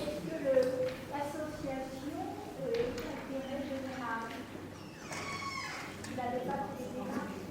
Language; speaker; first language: French; non-native, fluent; Spanish